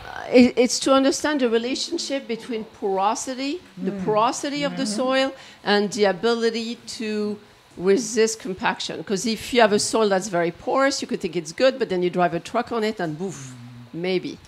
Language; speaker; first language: English; non-native, fluent; French